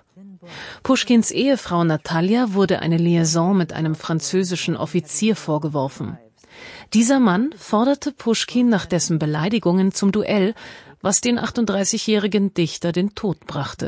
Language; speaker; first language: German; native; German